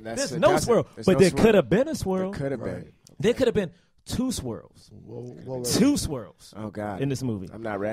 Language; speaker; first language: English; native; English